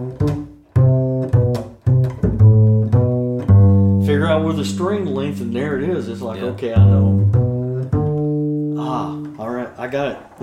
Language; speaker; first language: English; native; English